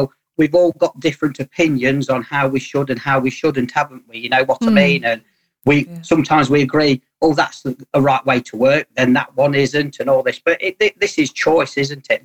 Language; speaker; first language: English; native; English